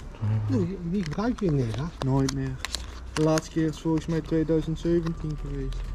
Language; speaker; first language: Dutch; native; Dutch